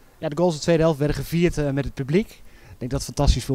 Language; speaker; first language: Dutch; native; Dutch